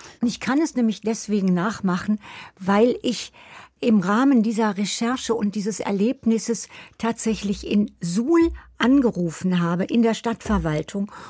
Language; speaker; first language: German; native; German